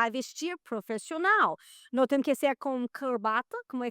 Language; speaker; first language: Portuguese; non-native, fluent; Spanish